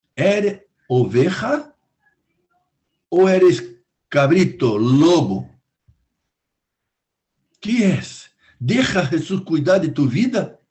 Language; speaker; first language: Spanish; non-native, fluent; Portuguese